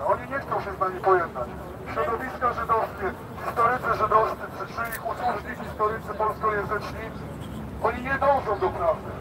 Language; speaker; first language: Polish; native; Polish